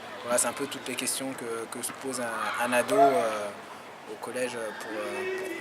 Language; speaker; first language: French; native; French